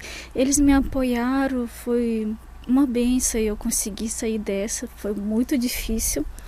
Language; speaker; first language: Portuguese; non-native, fluent; Russian